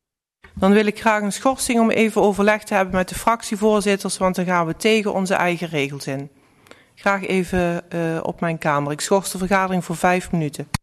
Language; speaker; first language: Dutch; native; Dutch